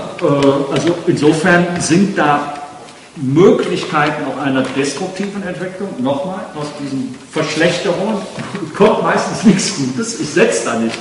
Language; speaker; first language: German; native; German